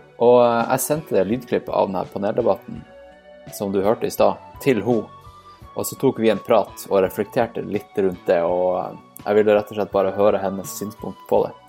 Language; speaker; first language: Norwegian; native; Norwegian